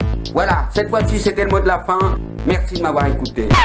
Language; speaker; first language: French; native; French